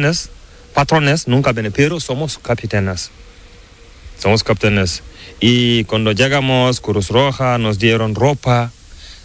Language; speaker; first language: Spanish; non-native, learner; Fula